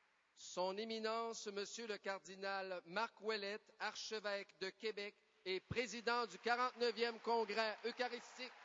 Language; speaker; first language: French; native; French